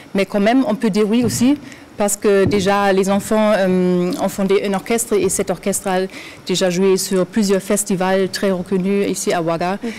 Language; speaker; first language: French; non-native, fluent; German